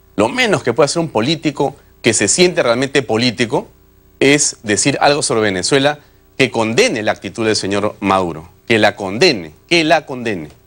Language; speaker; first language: Spanish; native; Spanish